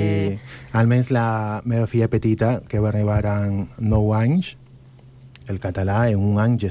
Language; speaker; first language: Catalan; non-native, learner; Spanish